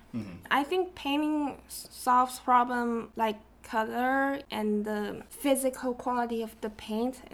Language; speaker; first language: English; non-native, fluent; Chinese